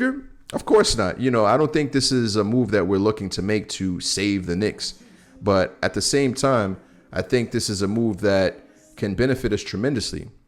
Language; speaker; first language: English; native; English